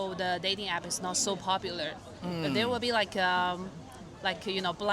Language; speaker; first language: English; non-native, fluent; Chinese